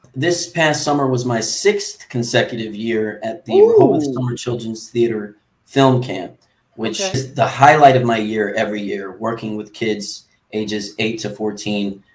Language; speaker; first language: English; native; English